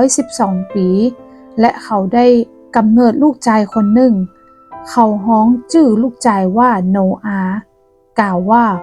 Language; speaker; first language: Thai; non-native, local second language; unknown